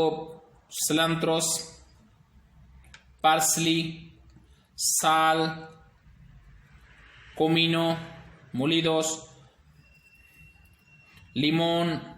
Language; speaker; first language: Spanish; non-native, learner; Urdu